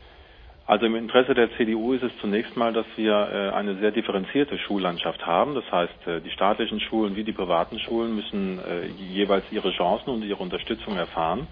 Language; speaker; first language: German; native; German